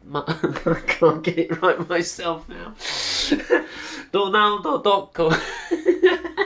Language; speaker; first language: English; native; English